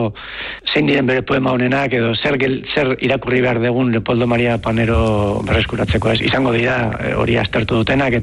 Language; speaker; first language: Basque; native; Basque